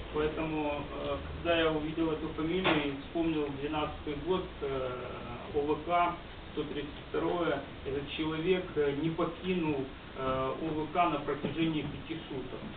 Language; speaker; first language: Russian; non-native, local second language; Ukrainian